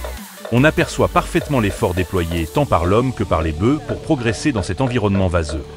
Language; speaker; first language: French; native; French